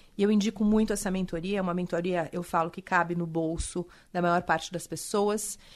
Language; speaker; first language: Portuguese; native; Portuguese